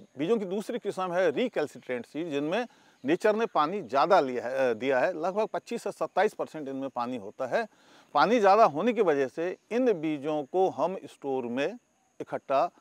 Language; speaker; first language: Hindi; native; Hindi